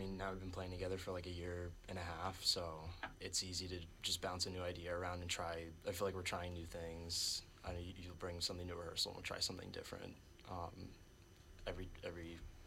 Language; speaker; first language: English; native; English